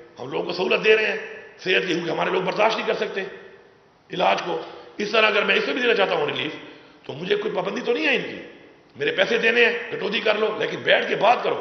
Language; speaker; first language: Urdu; non-native, local second language; Pashto